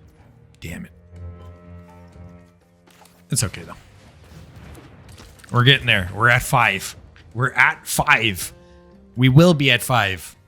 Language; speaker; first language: English; native; English